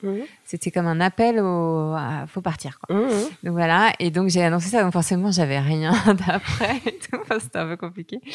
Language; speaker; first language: French; native; French